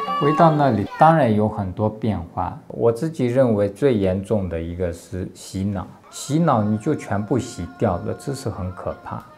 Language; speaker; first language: Chinese; non-native, local second language; Tibetan